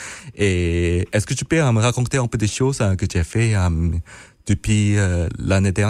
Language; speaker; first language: French; non-native, fluent; Korean